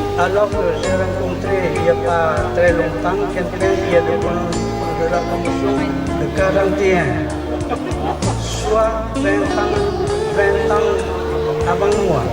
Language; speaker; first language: French; non-native, local second language; Lao